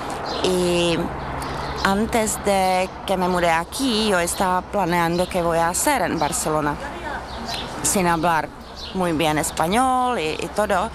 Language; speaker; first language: Spanish; non-native, fluent; Czech